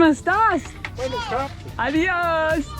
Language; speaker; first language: Spanish; non-native, learner; English